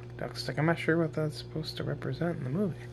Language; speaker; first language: English; native; English